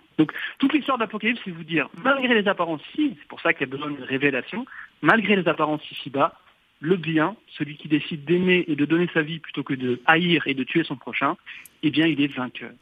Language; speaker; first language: French; native; French